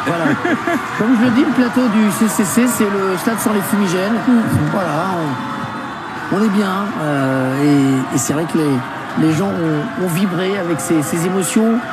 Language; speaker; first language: French; native; French